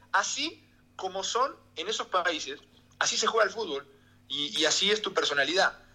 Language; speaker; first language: Spanish; native; Spanish